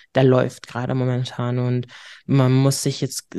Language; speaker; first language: German; native; German